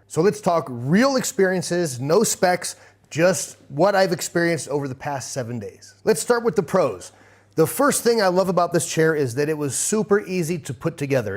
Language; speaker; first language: English; native; English